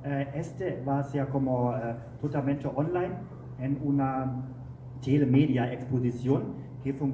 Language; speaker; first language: Spanish; non-native, learner; German